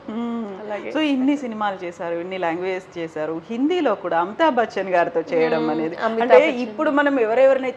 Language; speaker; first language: Telugu; native; Telugu